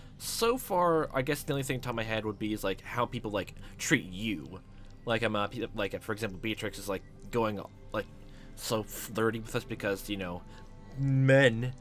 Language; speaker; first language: English; native; English